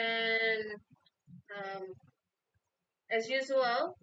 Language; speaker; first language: English; non-native, fluent; Indonesian